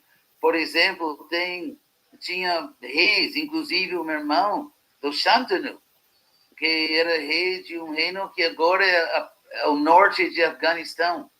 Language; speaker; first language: Portuguese; non-native, fluent; English